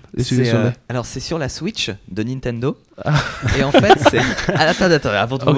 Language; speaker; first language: French; native; French